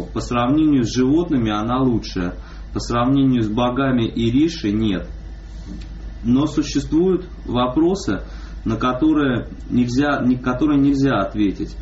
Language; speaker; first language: Russian; native; Russian